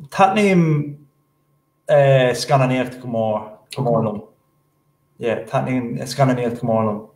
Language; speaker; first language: Irish; non-native, local second language; English